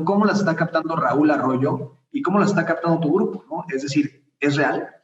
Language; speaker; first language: Spanish; native; Spanish